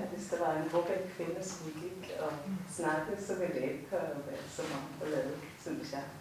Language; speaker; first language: Danish; non-native, fluent; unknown